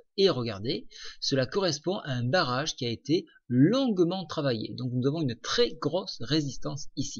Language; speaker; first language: French; native; French